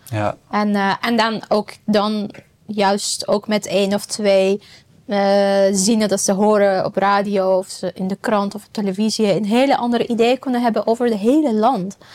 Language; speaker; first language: Dutch; non-native, fluent; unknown